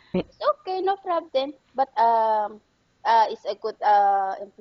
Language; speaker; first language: English; non-native, learner; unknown